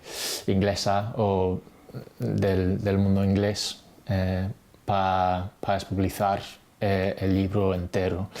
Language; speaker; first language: Spanish; non-native, fluent; English